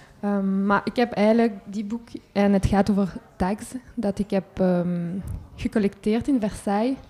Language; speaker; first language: Dutch; non-native, local second language; French